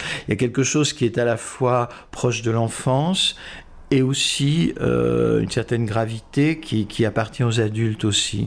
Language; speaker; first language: French; native; French